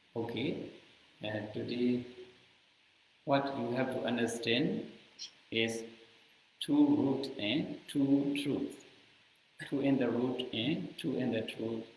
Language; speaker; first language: English; non-native, learner; Burmese